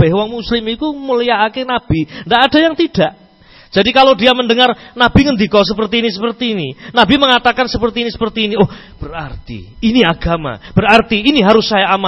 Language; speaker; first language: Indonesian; non-native, local second language; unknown